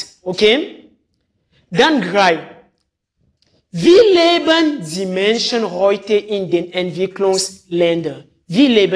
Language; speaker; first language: German; non-native, fluent; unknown